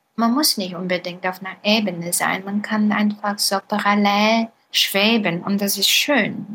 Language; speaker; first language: German; non-native, fluent; Bulgarian